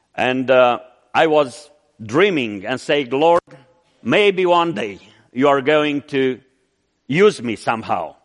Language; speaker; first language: English; non-native, fluent; Romanian